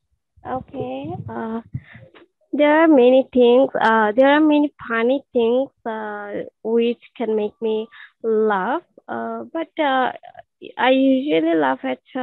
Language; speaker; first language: English; non-native, learner; Bangla